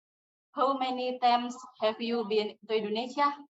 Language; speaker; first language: English; non-native, learner; Indonesian